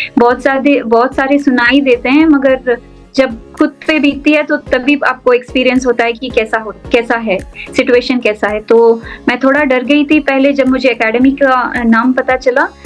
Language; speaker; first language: Hindi; non-native, local second language; Urdu